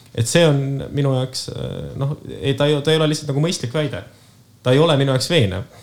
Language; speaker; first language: Estonian; native; Estonian